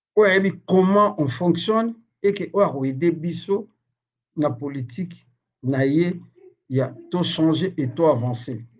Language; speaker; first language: Lingala; native; Lingala